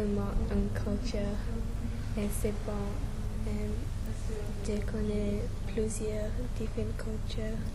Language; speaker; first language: French; non-native, learner; English